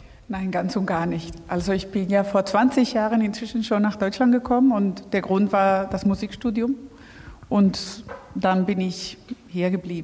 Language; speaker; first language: German; non-native, fluent; Spanish